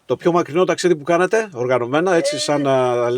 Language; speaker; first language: Greek; native; Greek